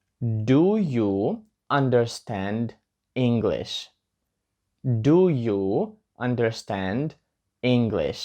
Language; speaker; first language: English; non-native, learner; Ukrainian